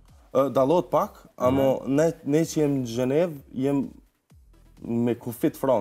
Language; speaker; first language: Albanian; early bilingual, heritage; Albanian